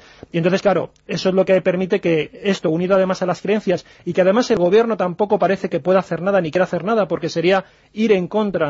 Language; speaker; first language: Spanish; native; Spanish